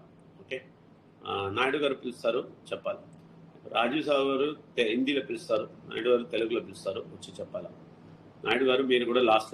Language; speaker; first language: Telugu; non-native, learner; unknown